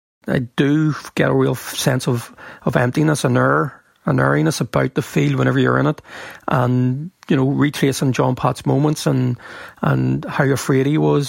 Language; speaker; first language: English; native; English